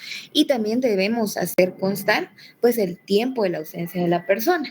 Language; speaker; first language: Spanish; native; Spanish